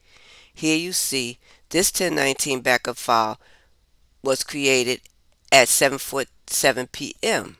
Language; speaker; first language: English; native; English